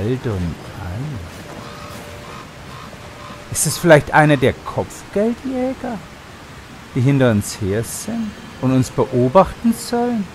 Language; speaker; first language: German; native; German